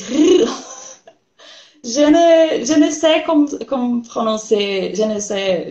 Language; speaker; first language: French; non-native, learner; Portuguese